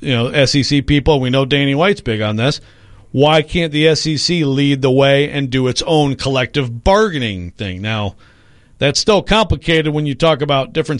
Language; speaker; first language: English; native; English